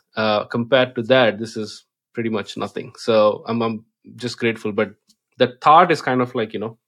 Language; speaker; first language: English; non-native, local second language; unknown